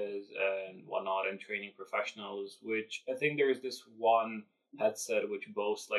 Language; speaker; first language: English; non-native, fluent; Romanian